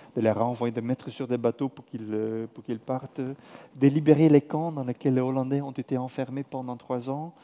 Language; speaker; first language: French; non-native, fluent; Dutch